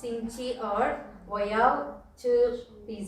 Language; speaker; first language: Chinese; non-native, learner; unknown